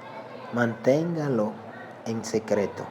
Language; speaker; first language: Spanish; non-native, local second language; Haitian Creole